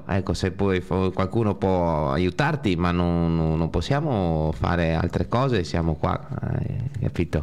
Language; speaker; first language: Italian; native; Italian